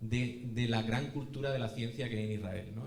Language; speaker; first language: Spanish; native; Spanish